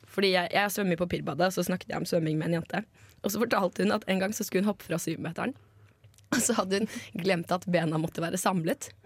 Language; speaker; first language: Norwegian; native; Norwegian